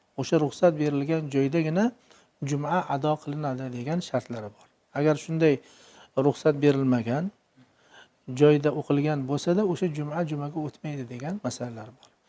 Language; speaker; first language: Uzbek; native; Uzbek